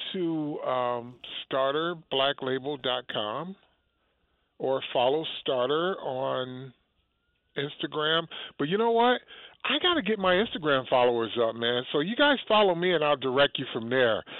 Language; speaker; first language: English; native; English